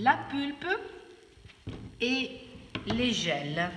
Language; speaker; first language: French; non-native, fluent; Spanish